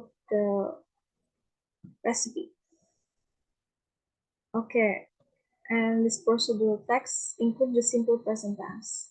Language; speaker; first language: English; non-native, learner; Indonesian